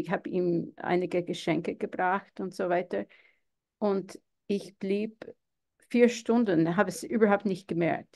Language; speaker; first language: German; non-native, fluent; English